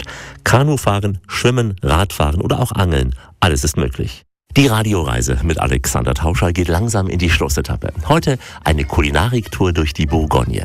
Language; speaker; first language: German; native; German